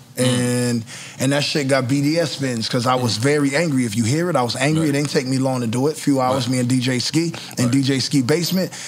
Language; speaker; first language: English; native; English